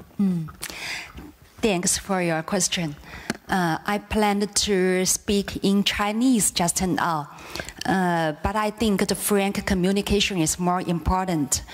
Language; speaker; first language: English; non-native, fluent; Chinese